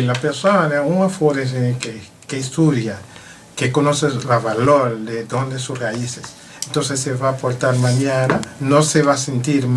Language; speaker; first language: Spanish; non-native, learner; French